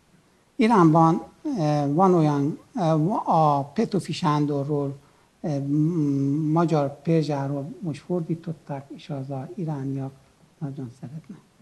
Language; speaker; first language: Hungarian; non-native, learner; Persian